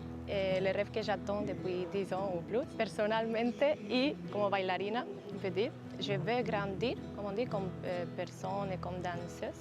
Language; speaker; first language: French; non-native, learner; Spanish